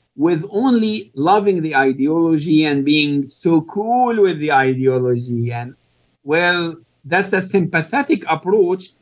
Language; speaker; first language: English; non-native, fluent; Arabic